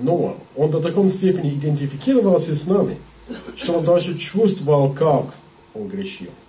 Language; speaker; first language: Russian; non-native, learner; English